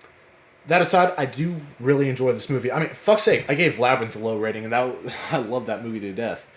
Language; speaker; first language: English; native; English